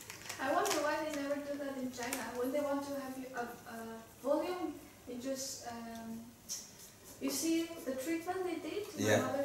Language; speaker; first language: English; non-native, fluent; Chinese